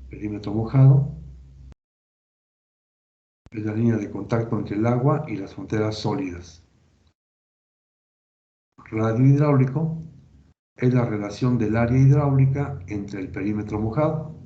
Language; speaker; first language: Spanish; native; Spanish